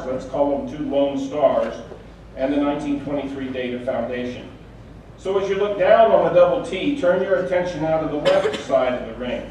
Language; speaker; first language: English; native; English